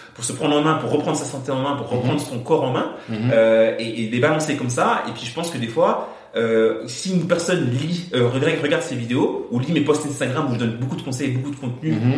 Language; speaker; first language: French; native; French